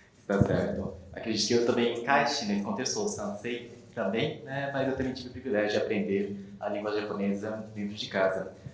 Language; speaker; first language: Portuguese; native; Portuguese